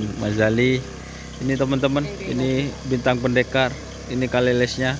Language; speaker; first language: Indonesian; non-native, local second language; Madurese